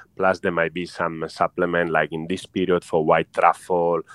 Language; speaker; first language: English; non-native, fluent; Italian